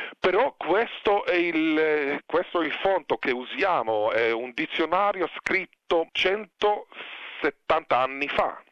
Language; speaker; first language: Italian; non-native, fluent; Hebrew